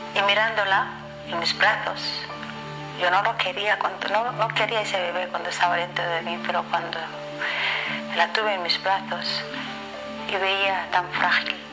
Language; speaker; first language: Spanish; non-native, fluent; Somali